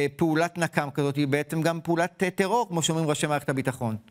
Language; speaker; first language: Hebrew; native; Hebrew